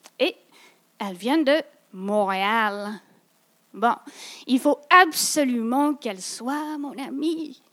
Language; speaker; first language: French; non-native, local second language; English